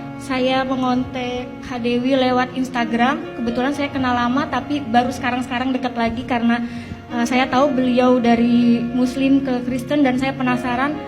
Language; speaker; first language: Indonesian; native; Indonesian